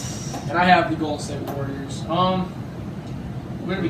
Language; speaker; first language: English; native; English